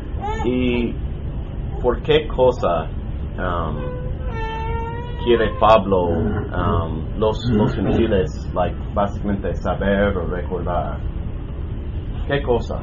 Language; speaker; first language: Spanish; non-native, learner; English